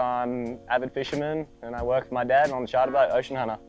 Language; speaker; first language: English; native; English